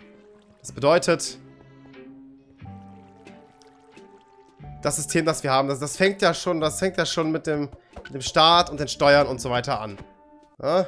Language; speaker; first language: German; native; German